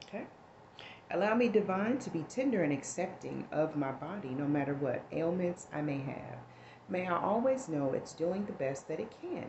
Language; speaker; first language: English; native; English